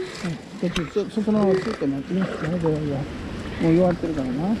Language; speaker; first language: Japanese; native; Japanese